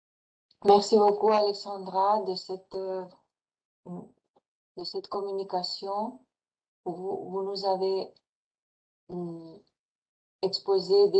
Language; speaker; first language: French; non-native, fluent; Spanish